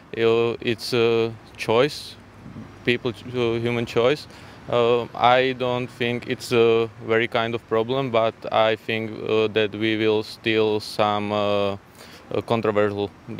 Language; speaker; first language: English; non-native, learner; Slovak